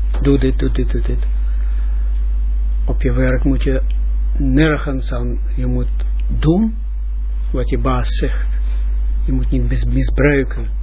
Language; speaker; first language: Dutch; non-native, fluent; Russian